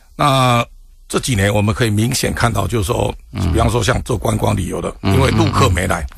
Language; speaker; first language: Chinese; native; Chinese